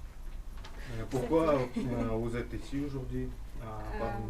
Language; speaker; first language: French; non-native, learner; Russian